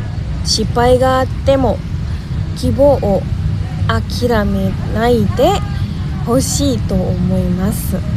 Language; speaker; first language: Japanese; non-native, learner; Indonesian